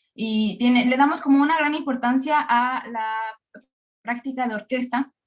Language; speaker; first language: Spanish; native; Spanish